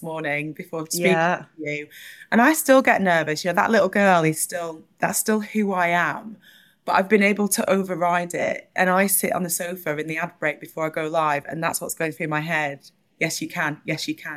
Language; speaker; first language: English; native; English